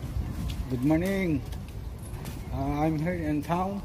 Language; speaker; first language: English; non-native, learner; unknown